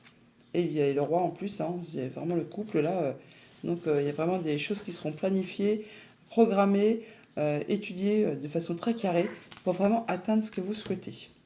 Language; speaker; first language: French; native; French